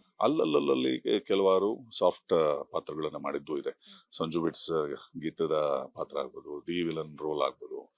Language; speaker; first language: Kannada; native; Kannada